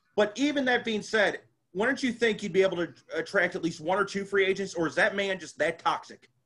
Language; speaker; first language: English; native; English